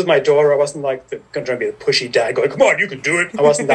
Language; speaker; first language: English; native; English